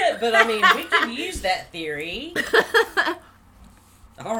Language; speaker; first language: English; native; English